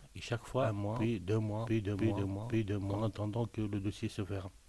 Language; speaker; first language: French; non-native, local second language; Arabic